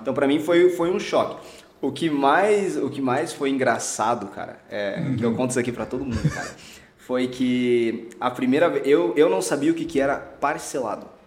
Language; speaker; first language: Portuguese; early bilingual, heritage; Portuguese